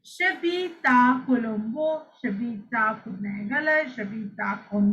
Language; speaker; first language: French; non-native, fluent; Sinhala